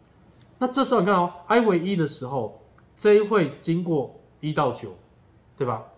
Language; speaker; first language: Chinese; native; Chinese